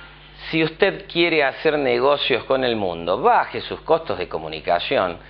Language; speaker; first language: Spanish; native; Spanish